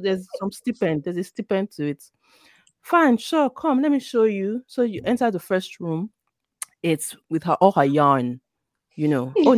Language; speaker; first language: English; non-native, local second language; Yoruba